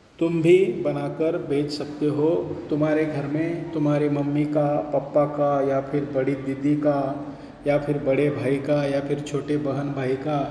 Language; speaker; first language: Hindi; non-native, local second language; Marathi